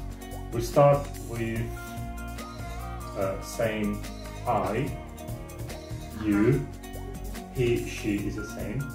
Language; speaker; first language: English; non-native, fluent; Russian